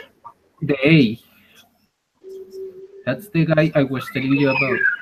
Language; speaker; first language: English; non-native, learner; Spanish